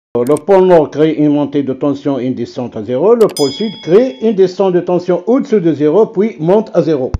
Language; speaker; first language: French; non-native, local second language; Arabic